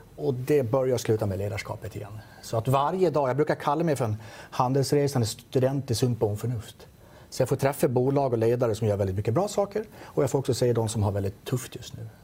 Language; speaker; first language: Swedish; native; Swedish